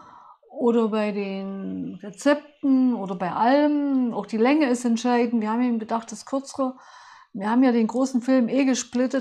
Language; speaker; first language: German; native; German